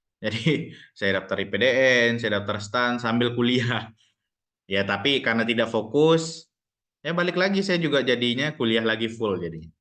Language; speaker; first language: Indonesian; native; Indonesian